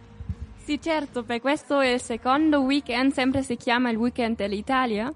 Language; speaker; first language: Italian; non-native, learner; German